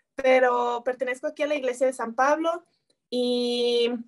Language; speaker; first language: Spanish; native; Spanish